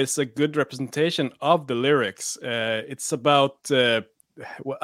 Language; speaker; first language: English; non-native, fluent; Swedish